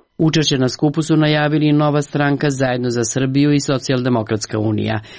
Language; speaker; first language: Serbian; native; Serbian